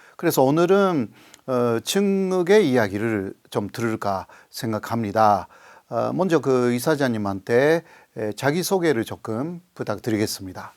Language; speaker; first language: Korean; non-native, fluent; Japanese